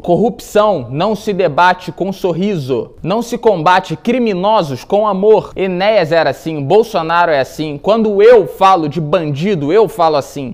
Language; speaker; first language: Portuguese; native; Portuguese